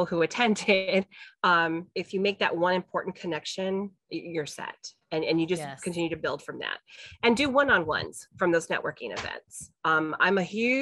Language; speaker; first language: English; native; English